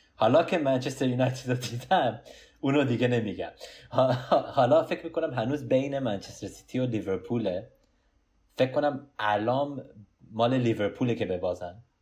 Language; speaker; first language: Persian; early bilingual, heritage; Persian